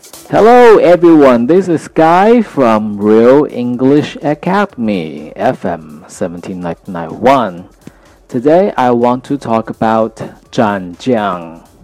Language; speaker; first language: English; non-native, fluent; Chinese